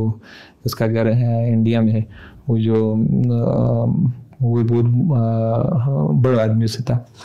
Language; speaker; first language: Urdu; non-native, fluent; Pashto